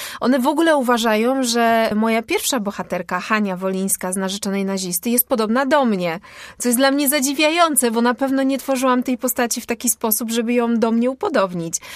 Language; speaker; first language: Polish; native; Polish